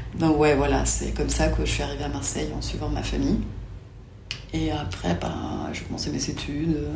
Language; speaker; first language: French; non-native, fluent; Spanish